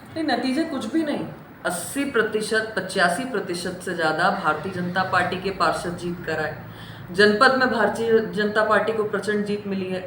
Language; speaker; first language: Hindi; native; Hindi